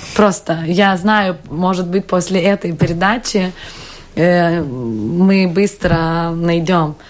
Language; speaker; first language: Russian; non-native, fluent; Lithuanian